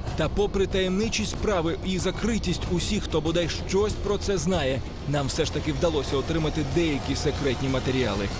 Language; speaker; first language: Ukrainian; native; Ukrainian